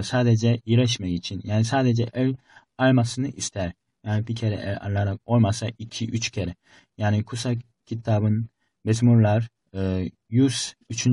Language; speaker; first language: Turkish; non-native, fluent; Korean